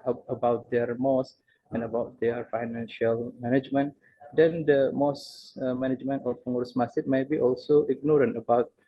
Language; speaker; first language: English; non-native, fluent; Banjar